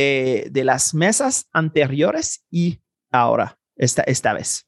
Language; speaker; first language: Spanish; non-native, fluent; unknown